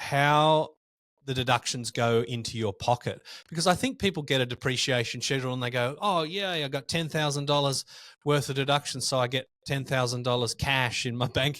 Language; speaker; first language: English; native; English